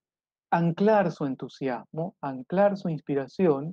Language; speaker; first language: Spanish; native; Spanish